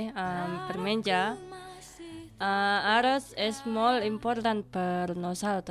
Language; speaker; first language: Catalan; non-native, learner; Indonesian